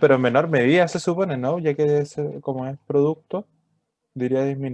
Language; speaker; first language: Spanish; native; Spanish